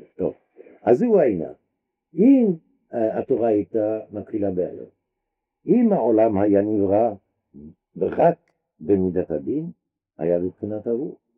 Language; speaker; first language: Hebrew; non-native, fluent; French